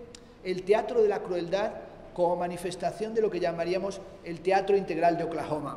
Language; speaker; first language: Spanish; native; Spanish